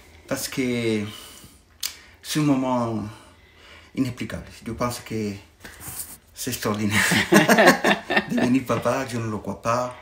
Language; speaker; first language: French; non-native, fluent; Spanish